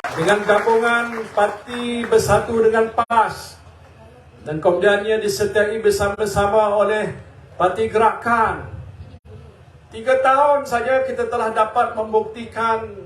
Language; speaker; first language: Malay; native; Malay